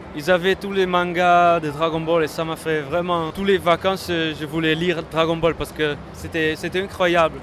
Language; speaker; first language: French; non-native, fluent; Dutch